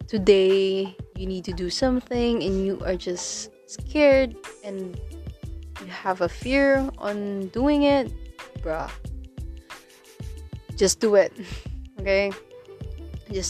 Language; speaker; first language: English; non-native, local second language; Filipino